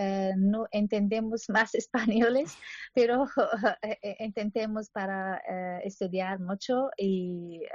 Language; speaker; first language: Spanish; non-native, learner; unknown